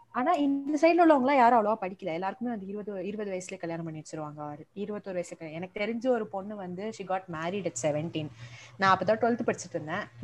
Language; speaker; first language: Tamil; native; Tamil